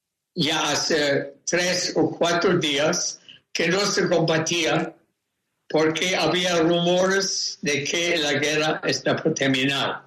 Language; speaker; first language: Spanish; non-native, fluent; German